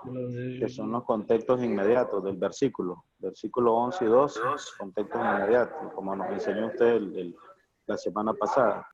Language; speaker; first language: Spanish; native; Spanish